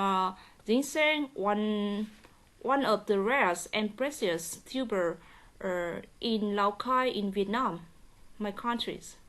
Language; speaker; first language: English; non-native, learner; Vietnamese